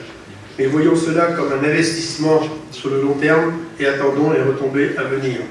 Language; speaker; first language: French; native; French